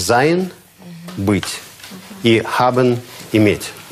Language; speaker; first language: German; non-native, fluent; Russian